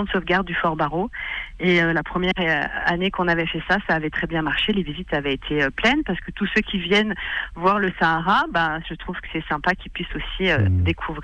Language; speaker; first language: French; native; French